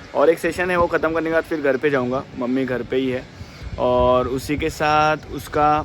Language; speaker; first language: Hindi; non-native, local second language; Marathi